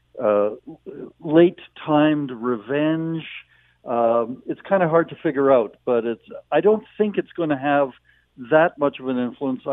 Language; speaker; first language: English; native; English